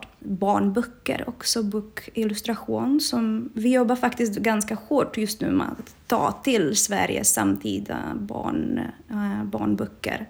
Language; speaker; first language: Swedish; non-native, fluent; Czech